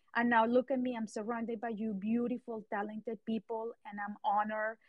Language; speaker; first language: English; non-native, fluent; Spanish